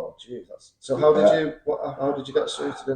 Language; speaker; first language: English; native; English